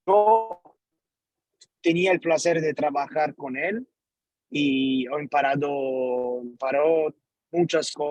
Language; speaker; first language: Spanish; non-native, learner; Italian